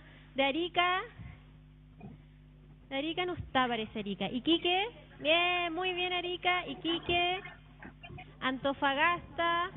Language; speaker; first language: Spanish; native; Spanish